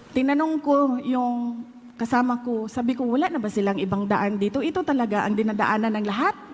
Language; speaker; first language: Filipino; non-native, local second language; Cebuano